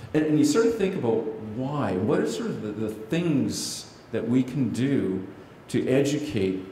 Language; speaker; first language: English; native; English